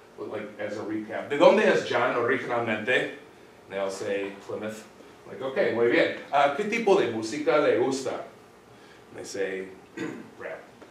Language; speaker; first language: Spanish; non-native, fluent; English